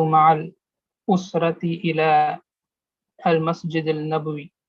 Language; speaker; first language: Arabic; non-native, learner; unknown